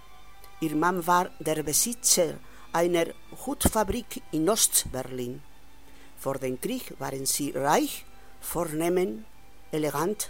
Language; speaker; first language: German; non-native, fluent; Spanish